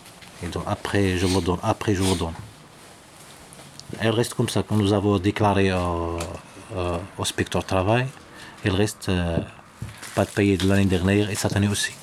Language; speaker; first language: French; non-native, learner; Arabic